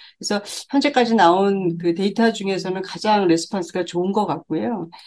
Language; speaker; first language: Korean; native; Korean